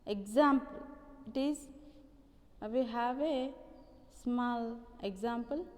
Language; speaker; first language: English; non-native, local second language; Telugu